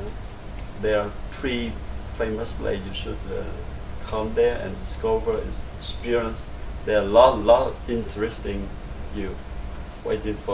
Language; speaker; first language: English; non-native, learner; Vietnamese